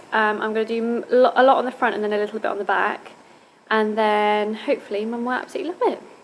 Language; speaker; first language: English; native; English